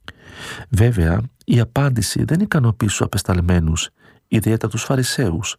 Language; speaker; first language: Greek; native; Greek